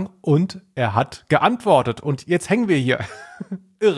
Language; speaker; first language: German; native; German